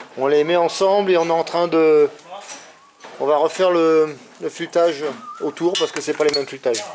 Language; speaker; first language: French; native; French